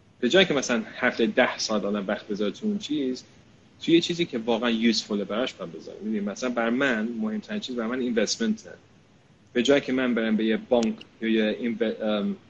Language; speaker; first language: Persian; early bilingual, heritage; Persian